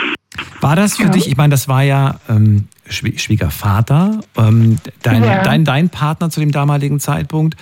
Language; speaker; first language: German; native; German